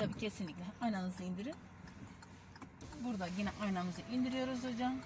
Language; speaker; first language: Turkish; native; Turkish